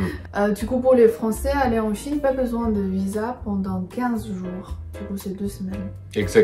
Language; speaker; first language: French; non-native, fluent; Chinese